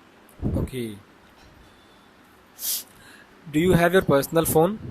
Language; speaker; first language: English; non-native, fluent; Hindi